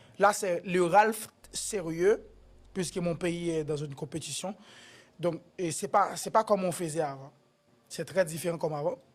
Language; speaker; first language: French; non-native, local second language; Haitian Creole